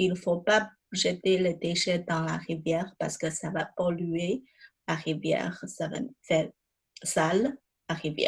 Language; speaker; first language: French; non-native, fluent; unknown